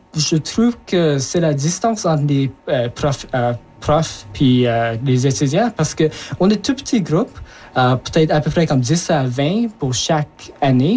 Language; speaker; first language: French; early bilingual, other home language; Japanese